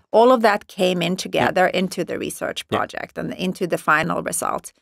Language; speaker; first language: English; non-native, fluent; Swedish